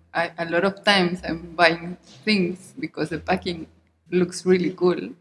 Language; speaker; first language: English; non-native, fluent; Spanish